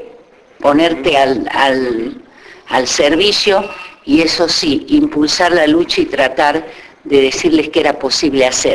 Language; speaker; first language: Spanish; native; Spanish